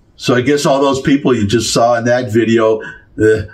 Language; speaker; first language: English; native; English